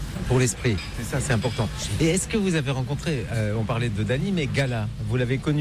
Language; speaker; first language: French; native; French